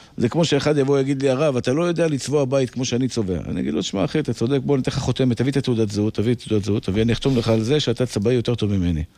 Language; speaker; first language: Hebrew; native; Hebrew